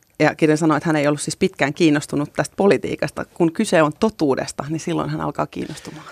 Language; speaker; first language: Finnish; native; Finnish